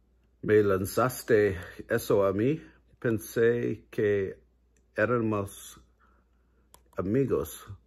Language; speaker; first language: Spanish; non-native, learner; English